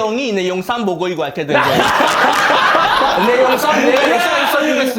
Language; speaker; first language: Korean; non-native, fluent; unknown